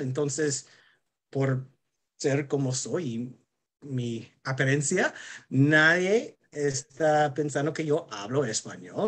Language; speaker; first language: Spanish; non-native, fluent; English